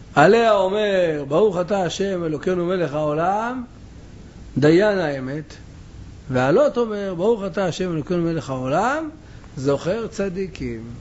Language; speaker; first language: Hebrew; native; Hebrew